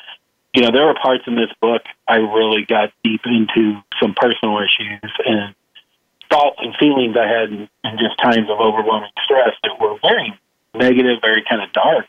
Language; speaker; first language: English; native; English